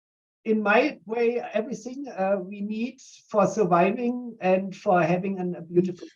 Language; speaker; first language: English; non-native, fluent; German